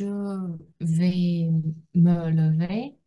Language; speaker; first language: French; non-native, learner; Russian